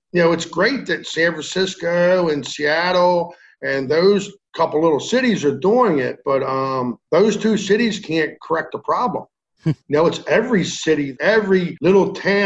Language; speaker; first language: English; native; English